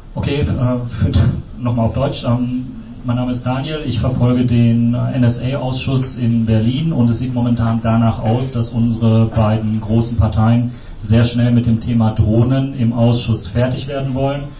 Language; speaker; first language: German; native; German